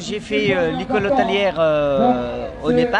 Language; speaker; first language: French; non-native, fluent; Nepali